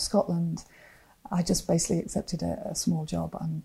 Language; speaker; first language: English; native; English